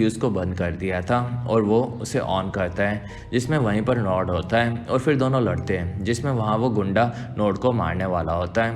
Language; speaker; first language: Hindi; native; Hindi